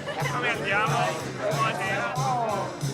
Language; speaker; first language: Italian; native; Italian